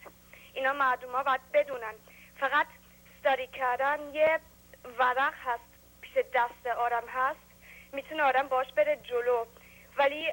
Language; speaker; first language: Persian; early bilingual, heritage; English